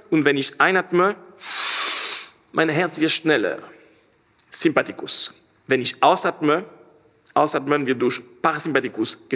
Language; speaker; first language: German; non-native, fluent; French